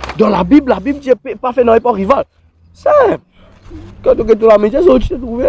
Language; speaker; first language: French; non-native, local second language; Morisyen